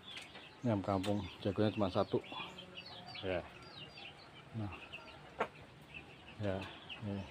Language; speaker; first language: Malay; non-native, local second language; Javanese